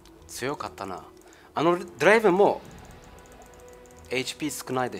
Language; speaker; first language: Japanese; non-native, learner; German